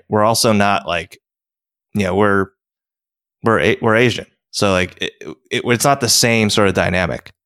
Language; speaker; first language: English; native; English